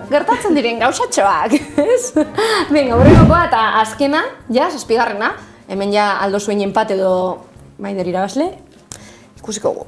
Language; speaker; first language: Basque; native; Basque